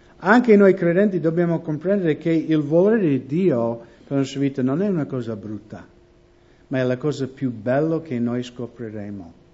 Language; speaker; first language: Italian; non-native, fluent; English